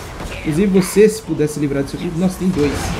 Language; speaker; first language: Portuguese; native; Portuguese